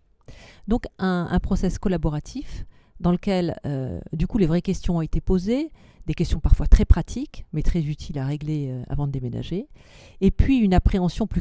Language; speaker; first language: French; native; French